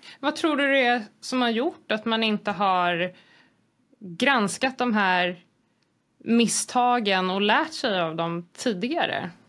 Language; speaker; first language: Swedish; native; Swedish